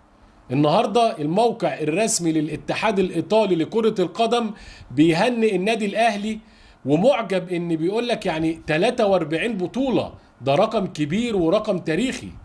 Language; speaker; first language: Arabic; native; Arabic